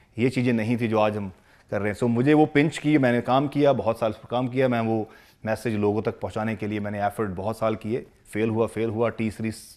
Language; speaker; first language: Hindi; non-native, local second language; Punjabi